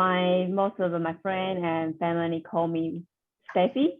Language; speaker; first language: English; non-native, learner; Chinese